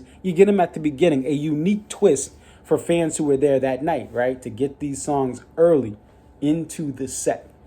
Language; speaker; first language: English; native; English